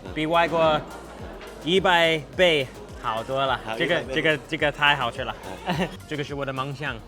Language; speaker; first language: Chinese; non-native, fluent; English